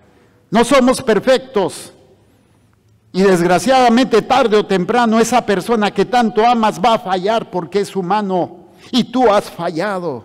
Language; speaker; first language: Spanish; native; Spanish